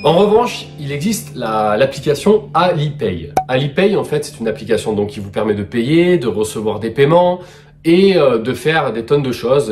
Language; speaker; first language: French; native; French